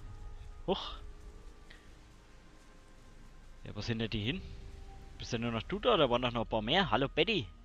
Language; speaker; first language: German; native; German